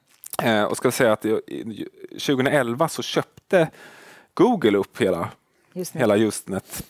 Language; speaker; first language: Swedish; native; Swedish